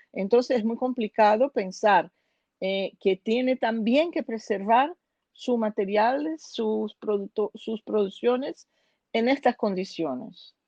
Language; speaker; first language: Spanish; non-native, fluent; Portuguese